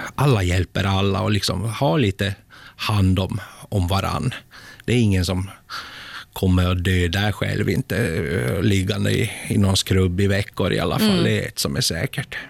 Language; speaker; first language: Swedish; native; Swedish